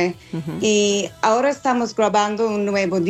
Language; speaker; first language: Spanish; non-native, learner; English